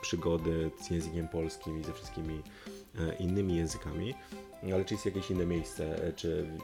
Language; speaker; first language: Polish; native; Polish